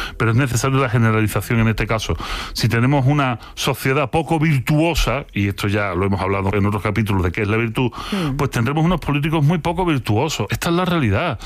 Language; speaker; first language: Spanish; native; Spanish